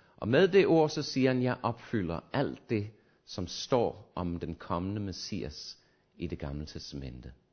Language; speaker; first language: Danish; native; Danish